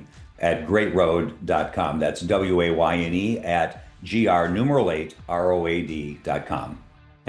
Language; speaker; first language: English; native; English